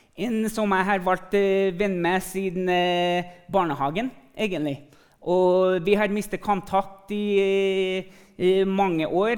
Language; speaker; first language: Norwegian; early bilingual, other home language; English